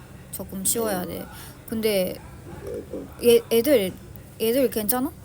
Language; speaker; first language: Korean; non-native, learner; Japanese